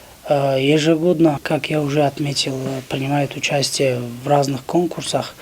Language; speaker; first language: Russian; non-native, local second language; Tajik